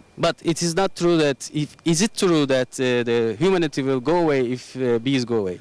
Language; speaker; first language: English; non-native, learner; Turkish